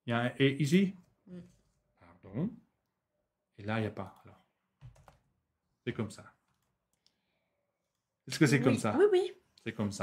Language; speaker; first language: French; non-native, fluent; Turkish